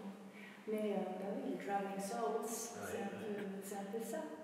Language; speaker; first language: French; non-native, fluent; Polish